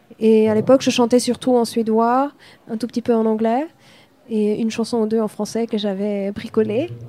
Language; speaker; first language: French; non-native, fluent; Swedish